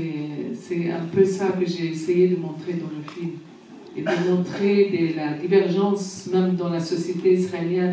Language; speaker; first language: French; non-native, fluent; Arabic